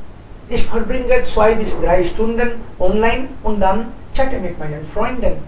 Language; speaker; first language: German; non-native, fluent; Hindi